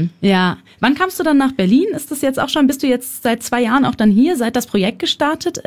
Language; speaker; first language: German; native; German